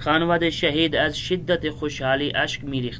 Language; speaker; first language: Persian; non-native, fluent; Urdu